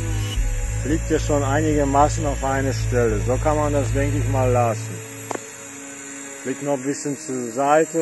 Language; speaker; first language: German; non-native, fluent; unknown